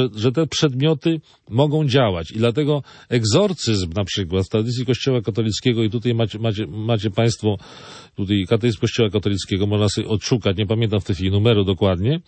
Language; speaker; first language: Polish; native; Polish